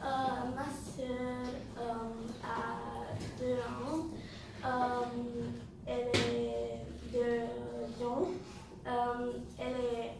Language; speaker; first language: French; non-native, learner; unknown